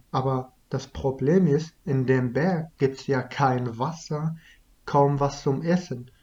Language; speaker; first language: German; non-native, fluent; Kurdish